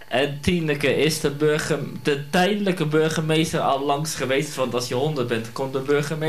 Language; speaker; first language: Dutch; native; Dutch